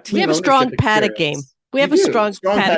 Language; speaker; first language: English; native; English